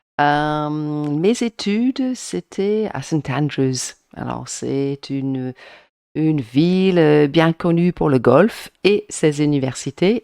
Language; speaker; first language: French; non-native, fluent; English